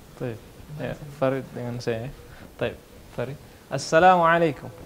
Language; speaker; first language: Arabic; non-native, fluent; Indonesian